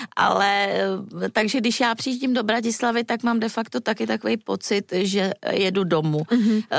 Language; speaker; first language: Czech; native; Czech